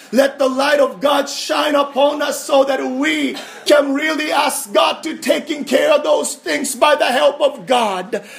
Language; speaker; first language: English; non-native, fluent; Japanese